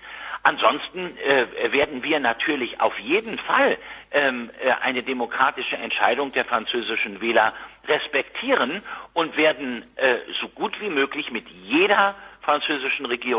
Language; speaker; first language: German; native; German